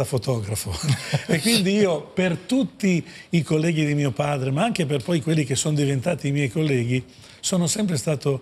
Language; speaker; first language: Italian; native; Italian